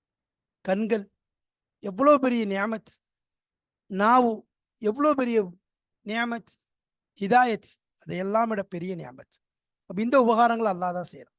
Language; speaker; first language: Tamil; native; Tamil